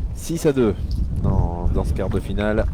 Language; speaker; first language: French; native; French